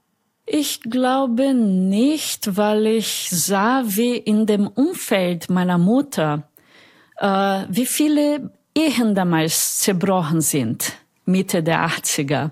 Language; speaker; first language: German; non-native, fluent; Portuguese